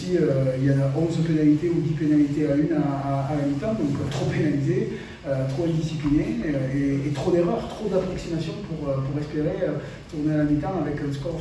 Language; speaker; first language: French; native; French